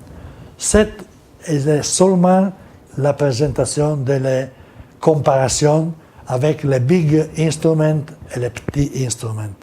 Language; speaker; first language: French; non-native, learner; Italian